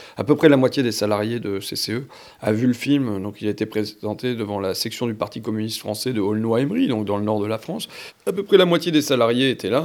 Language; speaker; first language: French; native; French